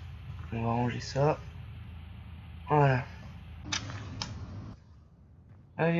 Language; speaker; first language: French; native; French